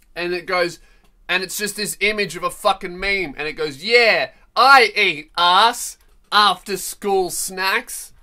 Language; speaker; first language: English; native; English